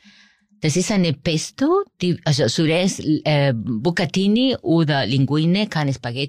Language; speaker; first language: German; non-native, fluent; Spanish